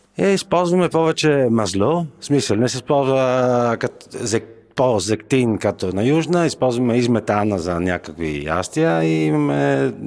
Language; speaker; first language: Bulgarian; non-native, fluent; Italian